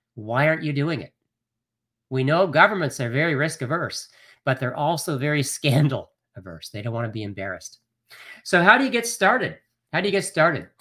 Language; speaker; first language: English; native; English